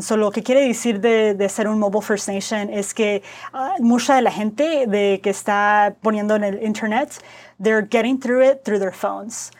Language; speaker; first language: Spanish; early bilingual, heritage; Spanish